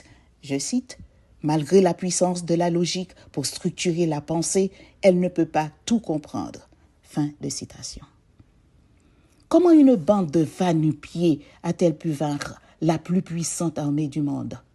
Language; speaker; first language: French; non-native, local second language; Haitian Creole